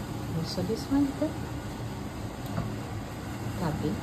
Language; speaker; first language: English; non-native, learner; Filipino